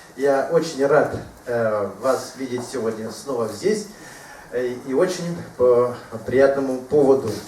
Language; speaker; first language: Russian; non-native, local second language; Udmurt